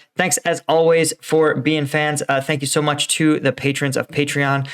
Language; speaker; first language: English; native; English